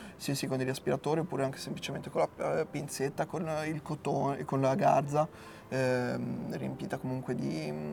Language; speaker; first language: Italian; native; Italian